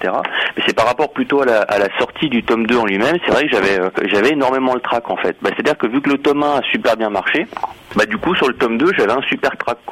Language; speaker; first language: French; native; French